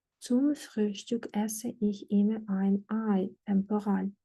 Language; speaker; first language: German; non-native, fluent; Ukrainian